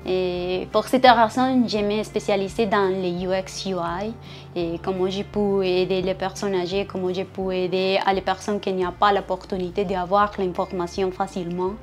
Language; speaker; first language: French; non-native, learner; Spanish